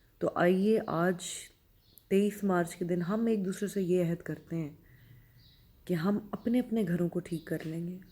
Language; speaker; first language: Urdu; native; Urdu